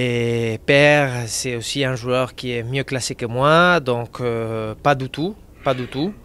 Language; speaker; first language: French; non-native, fluent; Spanish